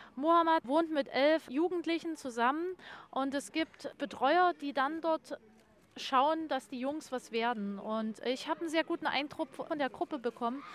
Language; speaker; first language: German; native; German